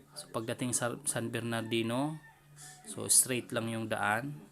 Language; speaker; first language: Filipino; non-native, local second language; Bikol